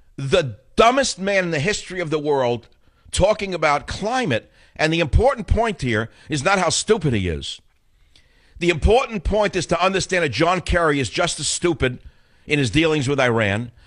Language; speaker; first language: English; native; English